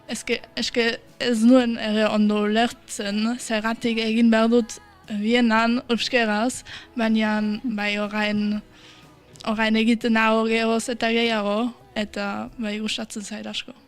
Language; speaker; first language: Basque; early bilingual, heritage; Basque